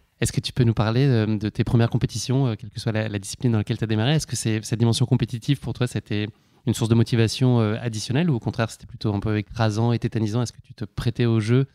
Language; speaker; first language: French; native; French